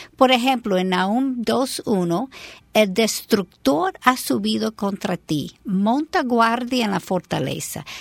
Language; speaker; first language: Spanish; non-native, fluent; English